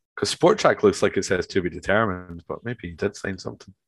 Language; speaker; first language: English; native; English